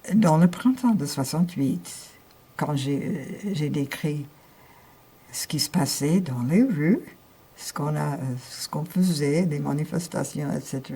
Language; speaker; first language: French; non-native, fluent; English